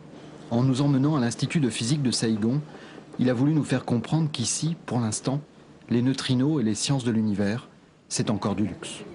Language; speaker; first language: French; native; French